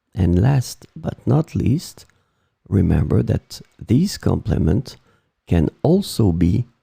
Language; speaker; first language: English; non-native, fluent; French